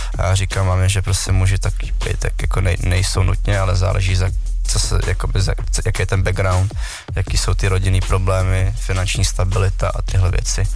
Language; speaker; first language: Czech; early bilingual, other home language; Vietnamese